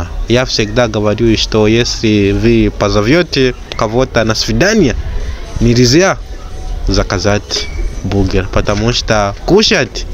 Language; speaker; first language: Russian; non-native, learner; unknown